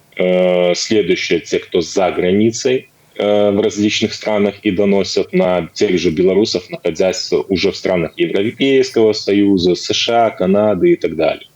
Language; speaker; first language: Russian; native; Russian